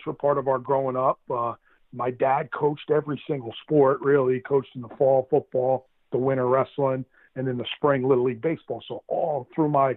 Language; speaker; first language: English; native; English